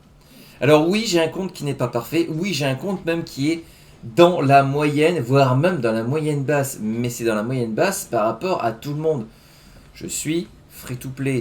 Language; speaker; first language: French; native; French